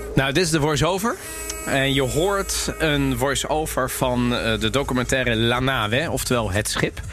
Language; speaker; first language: Dutch; native; Dutch